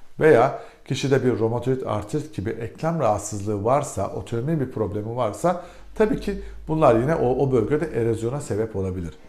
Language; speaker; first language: Turkish; native; Turkish